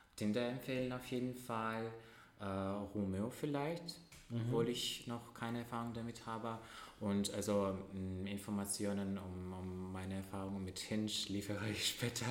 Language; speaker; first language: German; non-native, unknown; Russian